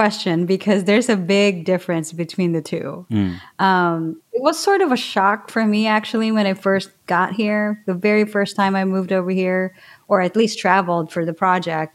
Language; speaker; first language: English; non-native, local second language; Filipino